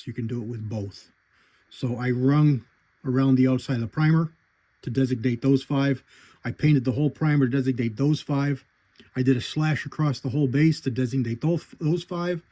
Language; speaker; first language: English; native; English